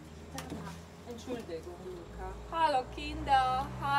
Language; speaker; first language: German; non-native, fluent; Croatian